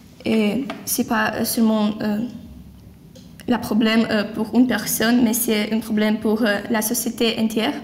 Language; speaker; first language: French; non-native, learner; Lithuanian